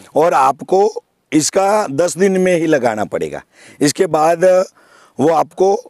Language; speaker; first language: Hindi; non-native, local second language; Gujarati